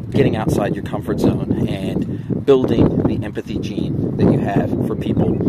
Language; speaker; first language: English; native; English